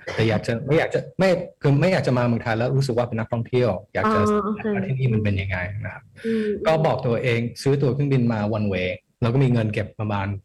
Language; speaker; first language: Thai; early bilingual, heritage; Thai